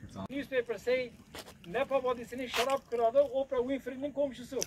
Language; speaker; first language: Turkish; non-native, local second language; Kurdish